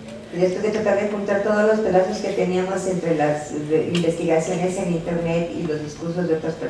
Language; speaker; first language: Spanish; native; Spanish